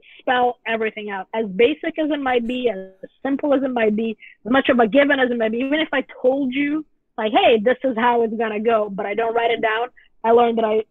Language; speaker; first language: English; non-native, fluent; Italian